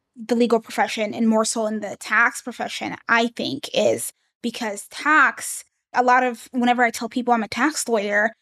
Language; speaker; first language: English; early bilingual, other home language; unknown